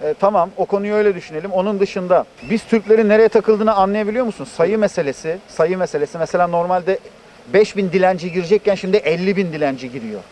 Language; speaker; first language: Turkish; native; Turkish